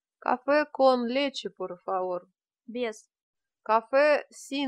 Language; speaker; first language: Spanish; non-native, learner; Russian